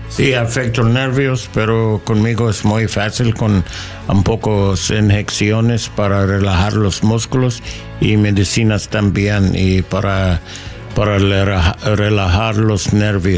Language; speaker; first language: Spanish; non-native, learner; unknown